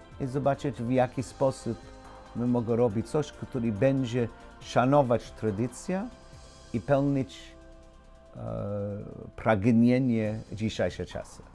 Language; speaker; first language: Polish; non-native, learner; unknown